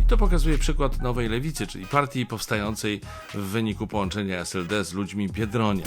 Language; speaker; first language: Polish; native; Polish